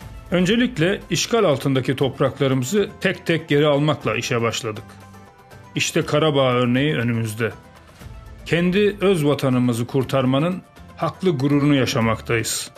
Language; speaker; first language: Turkish; native; Turkish